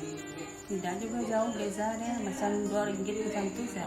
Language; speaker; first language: Malay; native; Malay